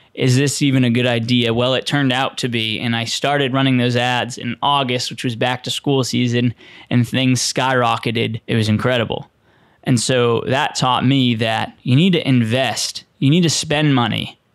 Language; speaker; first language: English; native; English